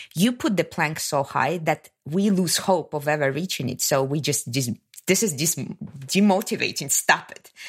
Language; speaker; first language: English; non-native, fluent; Kazakh